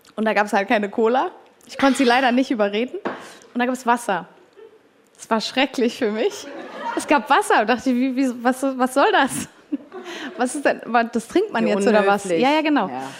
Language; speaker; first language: German; native; German